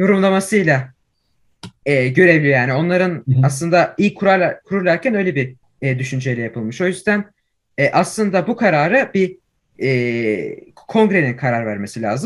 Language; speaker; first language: Turkish; early bilingual, heritage; Turkish